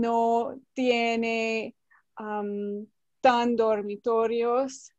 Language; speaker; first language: Spanish; non-native, learner; English